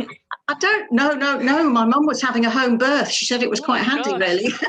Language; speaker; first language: English; native; English